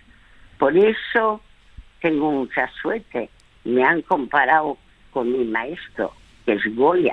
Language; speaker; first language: Spanish; early bilingual, other home language; French